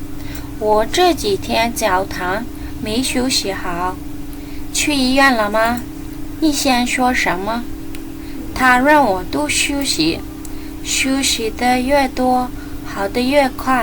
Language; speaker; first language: Chinese; non-native, fluent; Burmese